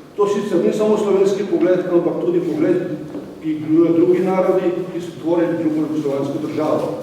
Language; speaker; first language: Slovenian; native; Slovenian